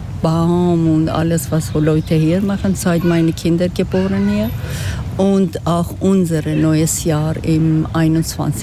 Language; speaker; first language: German; non-native, learner; Persian